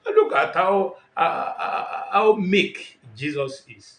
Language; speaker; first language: English; non-native, local second language; Yoruba